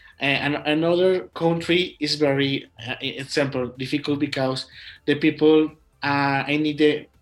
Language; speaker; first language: English; non-native, learner; Spanish